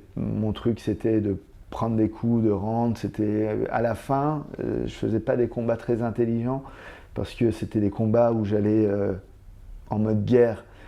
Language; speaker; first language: French; native; French